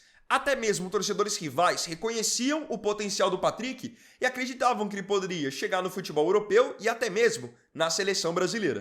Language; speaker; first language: Portuguese; native; Portuguese